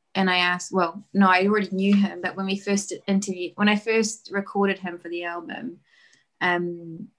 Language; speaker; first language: English; native; English